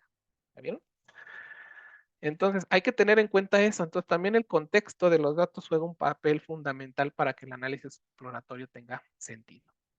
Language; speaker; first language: Spanish; native; Spanish